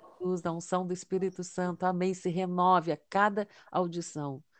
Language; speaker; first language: Portuguese; native; Portuguese